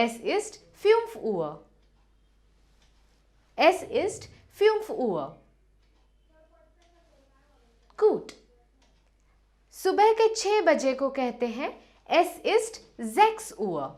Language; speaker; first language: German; non-native, fluent; Hindi